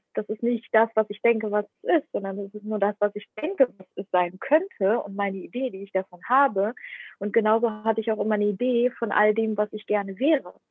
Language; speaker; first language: German; non-native, fluent; Ukrainian